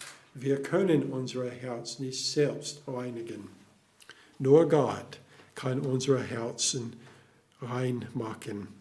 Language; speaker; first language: German; non-native, fluent; English